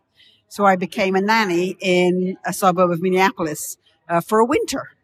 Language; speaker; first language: English; native; English